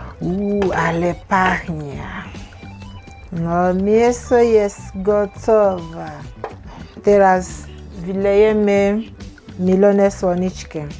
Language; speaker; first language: Polish; non-native, learner; Igbo